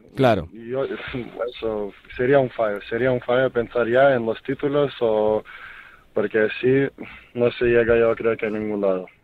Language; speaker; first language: Spanish; non-native, fluent; Lithuanian